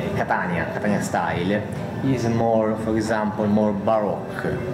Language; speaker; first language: English; non-native, learner; Italian